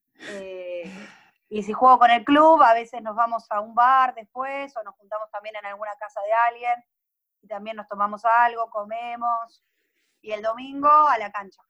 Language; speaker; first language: Spanish; native; Spanish